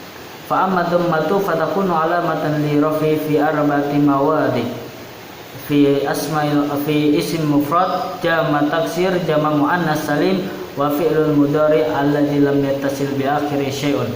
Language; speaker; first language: Arabic; non-native, learner; Indonesian